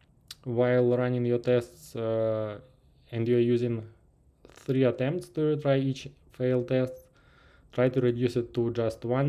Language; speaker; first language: English; non-native, fluent; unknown